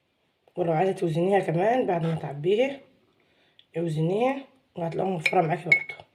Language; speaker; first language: Arabic; native; Arabic